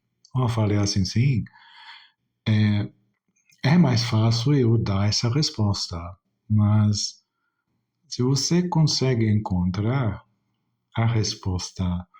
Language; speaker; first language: Portuguese; non-native, fluent; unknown